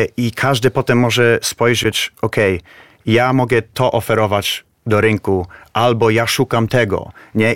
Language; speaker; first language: Polish; early bilingual, heritage; Polish